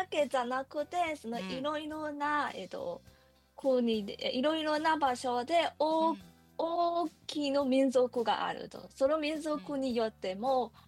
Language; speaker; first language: Japanese; non-native, learner; Burmese